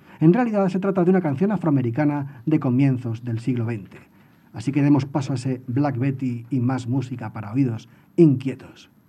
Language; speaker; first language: Spanish; native; Spanish